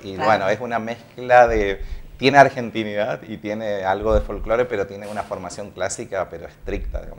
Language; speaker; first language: Spanish; native; Spanish